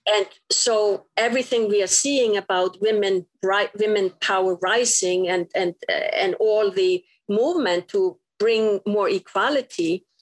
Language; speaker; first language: English; non-native, fluent; Icelandic